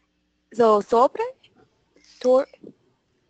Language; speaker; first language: Spanish; non-native, learner; English